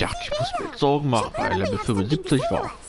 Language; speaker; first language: German; native; German